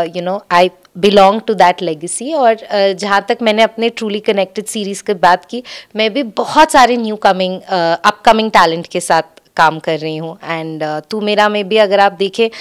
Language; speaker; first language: Hindi; native; Hindi